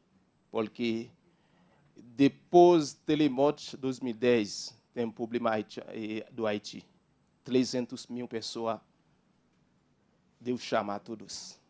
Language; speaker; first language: Portuguese; non-native, learner; Haitian Creole